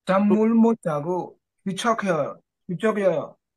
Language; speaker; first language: Korean; non-native, learner; Burmese